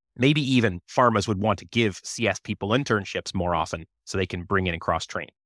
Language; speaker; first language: English; native; English